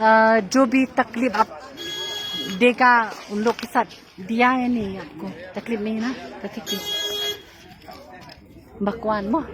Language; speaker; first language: Hindi; non-native, local second language; Khasi